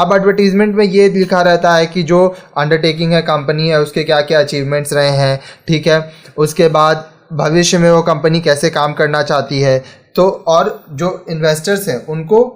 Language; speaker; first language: Hindi; native; Hindi